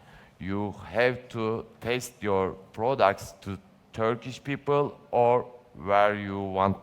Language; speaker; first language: English; non-native, learner; Turkish